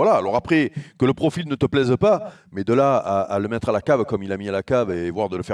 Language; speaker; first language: French; native; French